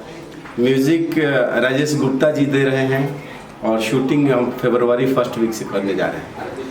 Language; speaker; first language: Hindi; native; Hindi